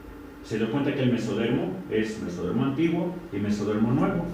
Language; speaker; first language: Spanish; native; Spanish